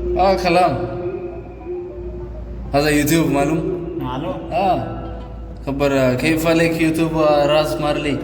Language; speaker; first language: Arabic; non-native, learner; Amharic